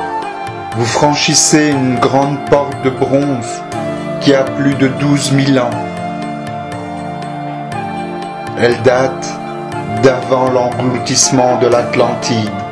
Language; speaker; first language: French; native; French